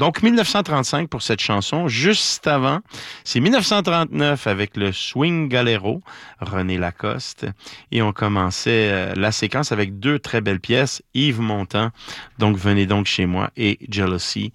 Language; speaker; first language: French; native; French